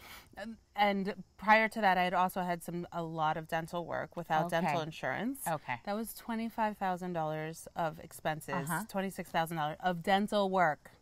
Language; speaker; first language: English; native; English